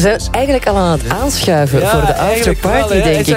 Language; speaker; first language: Dutch; native; Dutch